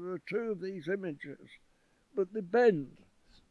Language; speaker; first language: English; native; English